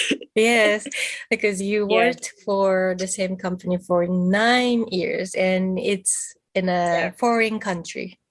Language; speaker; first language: English; non-native, fluent; Japanese